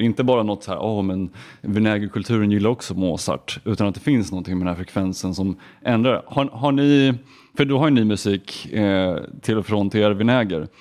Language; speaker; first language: Swedish; native; Swedish